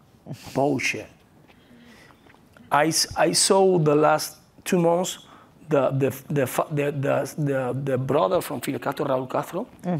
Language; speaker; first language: English; non-native, learner; Spanish